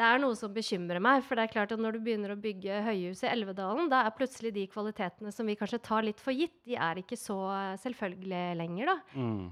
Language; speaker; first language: Norwegian; native; Norwegian